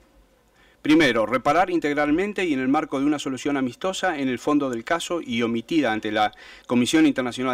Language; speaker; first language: Spanish; native; Spanish